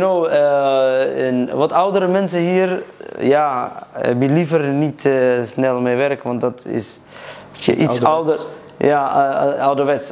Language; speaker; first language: Dutch; early bilingual, other home language; Somali